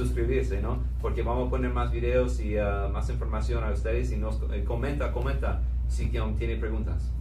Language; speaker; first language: Spanish; non-native, fluent; English